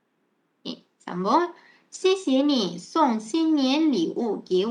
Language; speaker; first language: Chinese; non-native, fluent; Malay